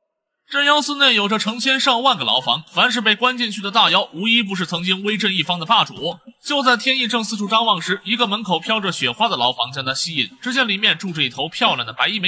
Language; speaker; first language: Chinese; native; Chinese